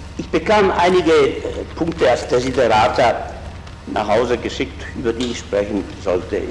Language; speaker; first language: German; non-native, fluent; Italian